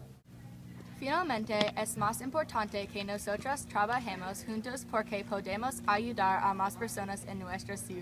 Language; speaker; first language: Spanish; non-native, learner; English